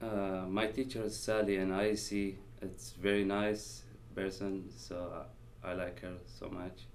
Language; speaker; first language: English; non-native, learner; Arabic